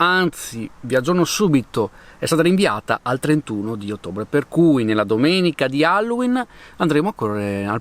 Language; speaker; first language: Italian; native; Italian